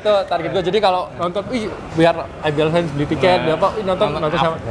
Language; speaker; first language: Indonesian; native; Indonesian